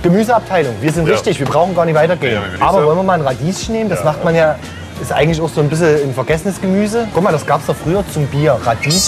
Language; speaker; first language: German; native; German